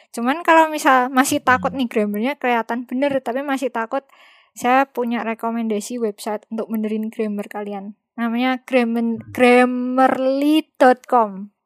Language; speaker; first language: Indonesian; native; Indonesian